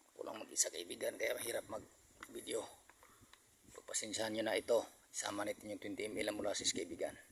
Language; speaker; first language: Filipino; non-native, local second language; Cebuano